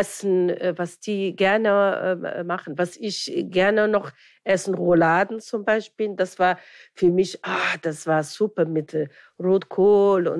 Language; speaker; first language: German; non-native, fluent; Arabic